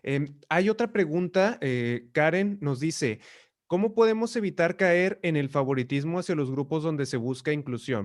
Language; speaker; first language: Spanish; native; Spanish